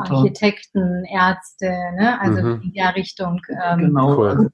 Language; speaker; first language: German; early bilingual, other home language; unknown